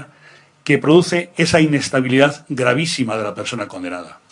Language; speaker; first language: Spanish; native; Spanish